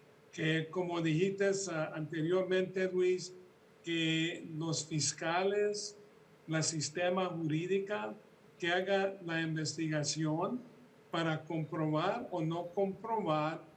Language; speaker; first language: Spanish; early bilingual, heritage; Spanish